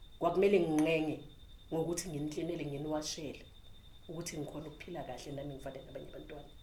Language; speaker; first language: Zulu; native; Zulu